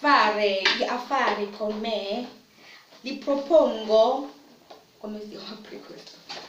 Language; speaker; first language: Italian; non-native, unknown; French